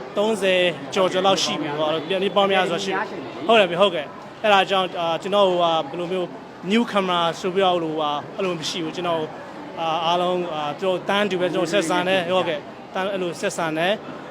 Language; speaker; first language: Burmese; non-native, local second language; Tedim Chin